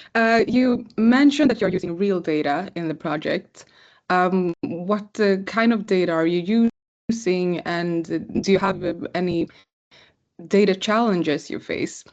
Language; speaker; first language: English; non-native, fluent; Swedish